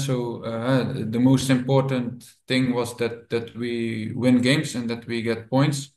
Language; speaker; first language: English; non-native, fluent; Dutch